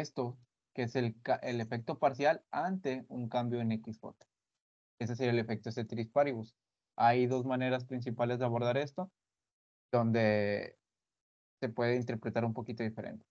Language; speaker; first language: Spanish; native; Spanish